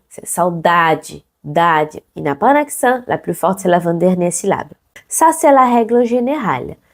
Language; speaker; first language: French; non-native, fluent; Portuguese